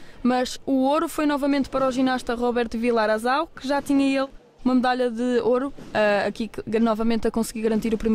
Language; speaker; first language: Portuguese; native; Portuguese